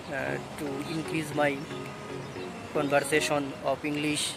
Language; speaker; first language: English; non-native, learner; Bangla